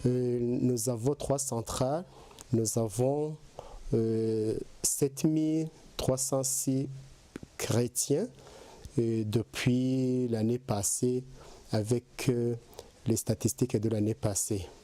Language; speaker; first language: French; non-native, local second language; Kinyarwanda